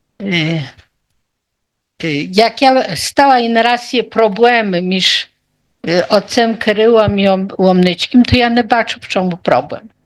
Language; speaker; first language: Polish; non-native, local second language; Ukrainian